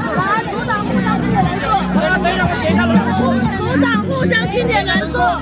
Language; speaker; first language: Chinese; native; Chinese